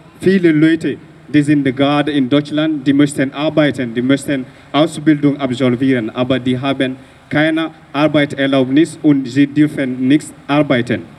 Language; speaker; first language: German; non-native, fluent; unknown